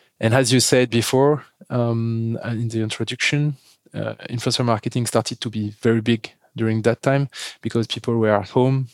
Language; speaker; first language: English; non-native, fluent; French